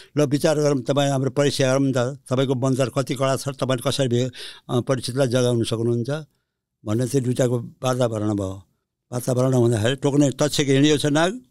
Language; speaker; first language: Nepali; early bilingual, heritage; Nepali